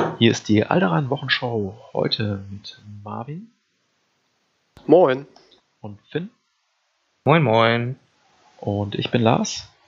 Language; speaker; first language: German; native; German